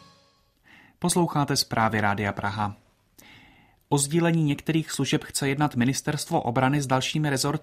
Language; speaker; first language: Czech; native; Czech